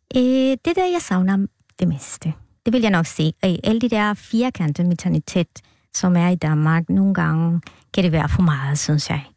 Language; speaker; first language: Danish; non-native, fluent; Spanish